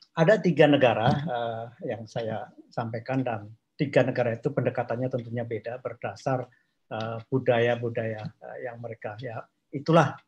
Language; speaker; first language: Indonesian; non-native, local second language; Javanese